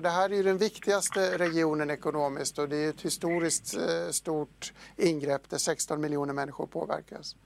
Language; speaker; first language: Swedish; native; Swedish